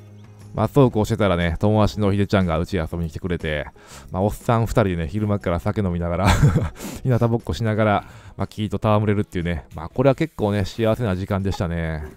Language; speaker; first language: Japanese; native; Japanese